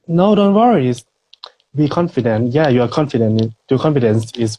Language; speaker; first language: English; non-native, fluent; Thai